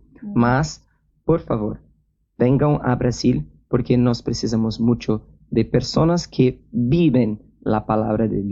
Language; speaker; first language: Spanish; non-native, learner; Portuguese